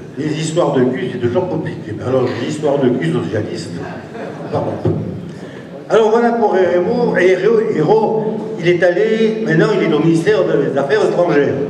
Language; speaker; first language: French; native; French